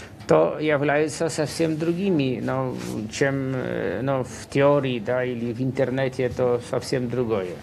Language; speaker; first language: Russian; non-native, fluent; Polish